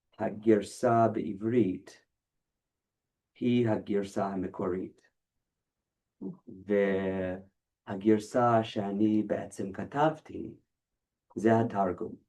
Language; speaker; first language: Hebrew; non-native, fluent; English